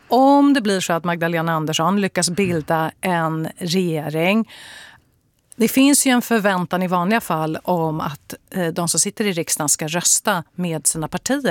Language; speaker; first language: Swedish; native; Swedish